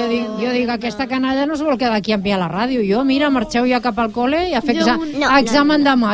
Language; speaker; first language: Catalan; native; Catalan